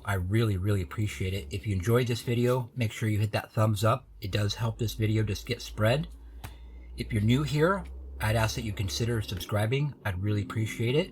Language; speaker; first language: English; native; English